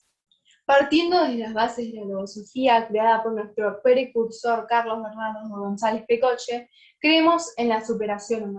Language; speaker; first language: Spanish; native; Spanish